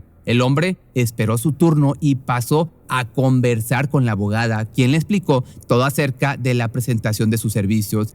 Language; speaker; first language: Spanish; native; Spanish